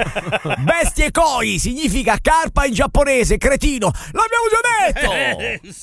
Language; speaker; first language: Italian; native; Italian